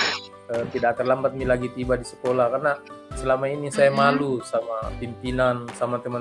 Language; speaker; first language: Indonesian; non-native, local second language; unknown